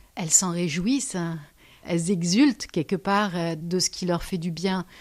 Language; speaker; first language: French; native; French